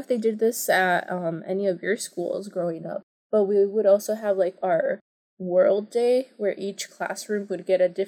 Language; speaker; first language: English; early bilingual, other home language; Spanish